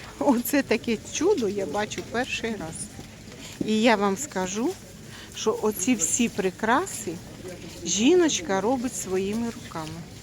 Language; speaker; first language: Ukrainian; native; Ukrainian